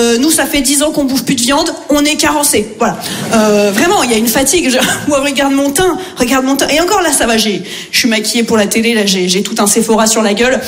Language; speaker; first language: French; native; French